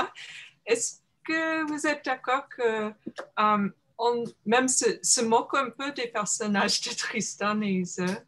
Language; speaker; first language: French; non-native, fluent; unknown